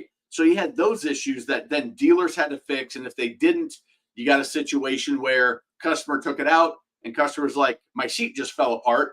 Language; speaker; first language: English; native; English